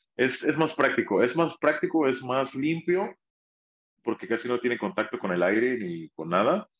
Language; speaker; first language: Spanish; native; Spanish